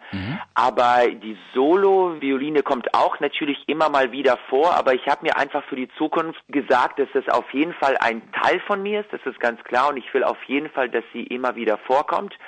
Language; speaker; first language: German; early bilingual, other home language; Russian